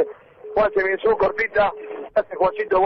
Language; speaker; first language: Spanish; native; Spanish